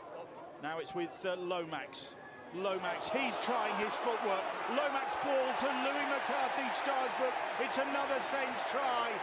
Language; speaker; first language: English; native; English